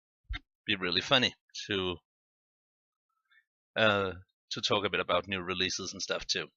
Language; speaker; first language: English; non-native, fluent; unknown